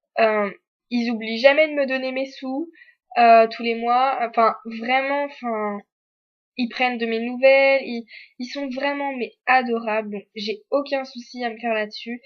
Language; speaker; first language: French; native; French